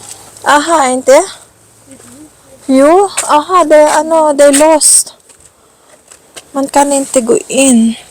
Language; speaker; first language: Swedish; non-native, learner; Filipino